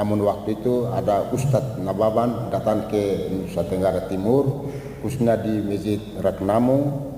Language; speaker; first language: Indonesian; non-native, local second language; Tetum